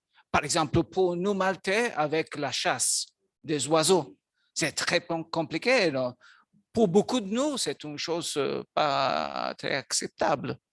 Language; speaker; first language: French; non-native, learner; Maltese